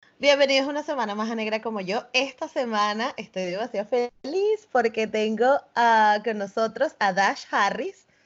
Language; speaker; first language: Spanish; native; Spanish